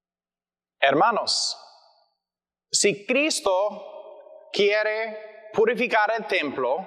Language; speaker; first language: Spanish; non-native, learner; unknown